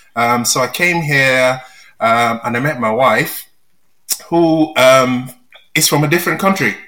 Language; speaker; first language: English; non-native, local second language; Yoruba